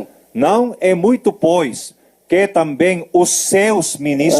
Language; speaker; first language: Portuguese; native; Portuguese